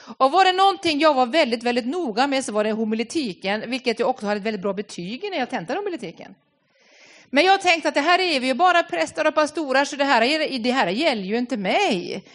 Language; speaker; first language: Swedish; non-native, fluent; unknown